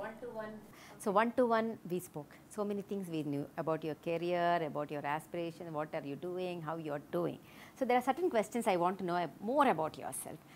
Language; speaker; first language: English; non-native, local second language; Telugu